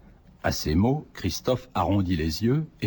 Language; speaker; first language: French; native; French